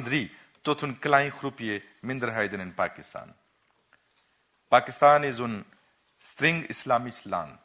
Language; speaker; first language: Dutch; non-native, learner; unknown